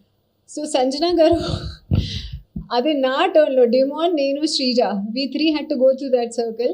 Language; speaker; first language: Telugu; non-native, learner; Hindi